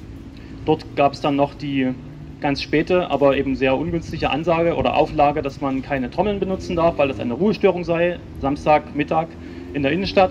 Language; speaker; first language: German; native; German